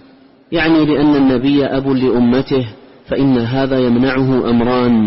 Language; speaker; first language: Arabic; native; Arabic